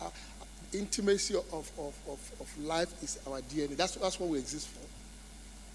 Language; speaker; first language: English; non-native, local second language; Yoruba